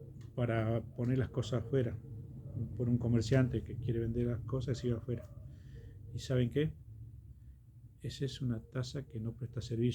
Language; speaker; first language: Spanish; native; Spanish